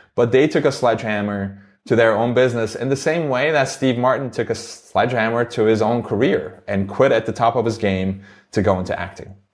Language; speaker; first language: English; non-native, fluent; Turkish